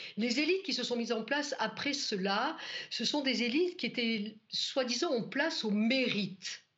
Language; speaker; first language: French; native; French